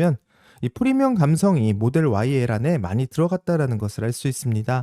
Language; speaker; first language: Korean; native; Korean